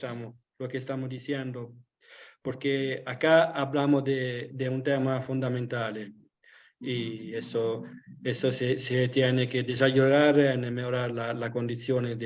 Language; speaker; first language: Spanish; non-native, learner; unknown